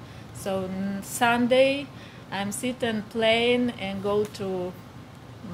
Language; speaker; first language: English; non-native, learner; Ukrainian